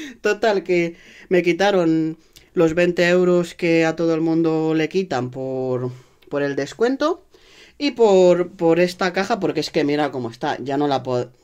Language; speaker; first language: Spanish; native; Spanish